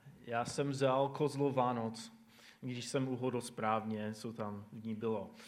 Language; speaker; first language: Czech; non-native, fluent; English